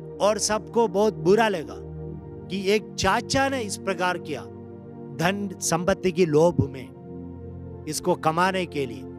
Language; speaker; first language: Hindi; non-native, local second language; Malayalam